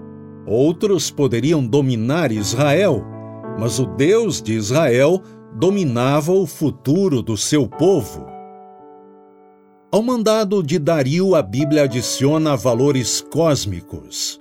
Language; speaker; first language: Portuguese; native; Portuguese